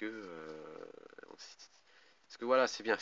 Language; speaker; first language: French; native; French